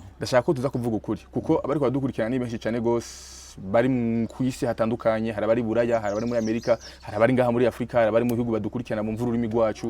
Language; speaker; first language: Rundi; native; Rundi